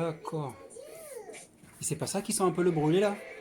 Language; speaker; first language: French; native; French